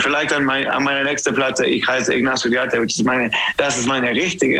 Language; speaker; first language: German; non-native, learner; English